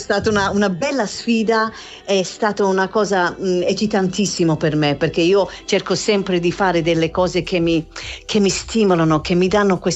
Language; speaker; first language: Italian; non-native, fluent; English